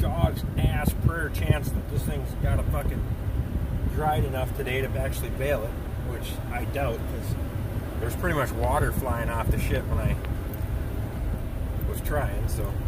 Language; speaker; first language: English; native; English